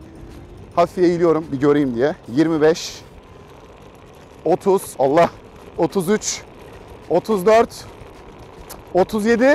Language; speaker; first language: Turkish; native; Turkish